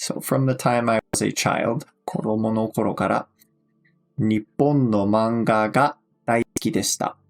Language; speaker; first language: Japanese; non-native, fluent; English